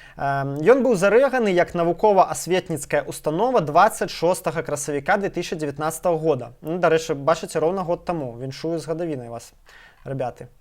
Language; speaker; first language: Belarusian; non-native, local second language; Russian